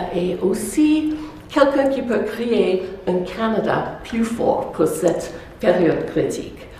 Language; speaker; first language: French; non-native, local second language; English